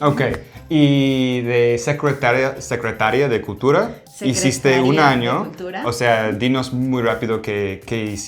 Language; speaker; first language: Spanish; non-native, fluent; English